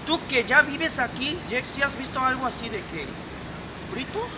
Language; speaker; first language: Spanish; non-native, fluent; Korean